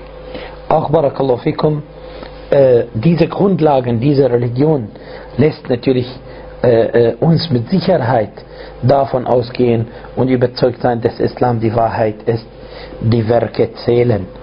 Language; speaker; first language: German; non-native, fluent; Arabic